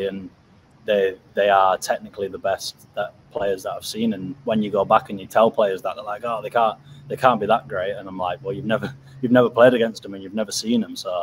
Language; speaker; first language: English; native; English